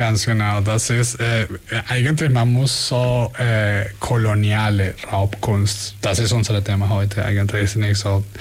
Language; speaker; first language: German; non-native, fluent; Spanish